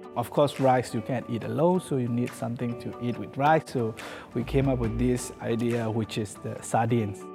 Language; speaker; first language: English; non-native, fluent; Burmese